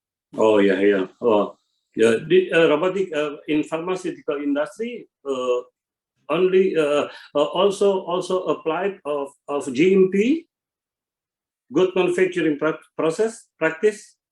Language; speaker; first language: English; non-native, learner; Indonesian